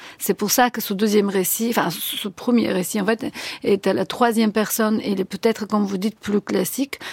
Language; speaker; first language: French; non-native, fluent; Bulgarian